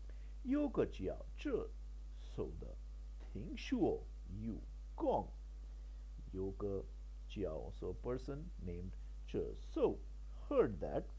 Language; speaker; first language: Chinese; non-native, learner; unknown